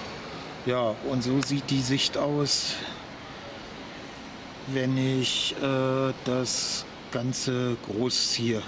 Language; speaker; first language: German; native; German